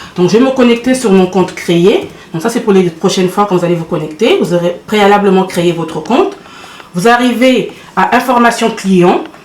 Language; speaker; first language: French; early bilingual, other home language; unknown